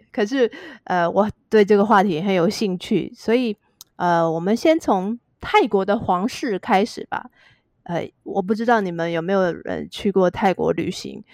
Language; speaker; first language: Chinese; native; Chinese